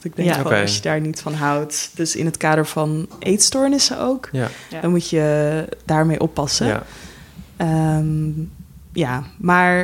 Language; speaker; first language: Dutch; native; Dutch